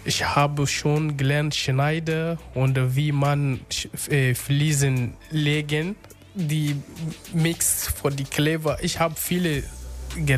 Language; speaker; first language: German; non-native, learner; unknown